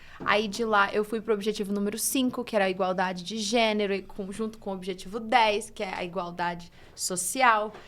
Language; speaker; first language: Portuguese; early bilingual, heritage; English